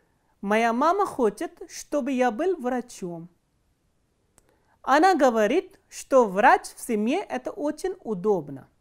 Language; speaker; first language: Russian; non-native, fluent; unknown